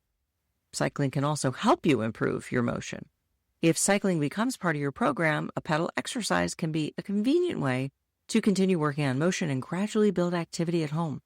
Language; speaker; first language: English; native; English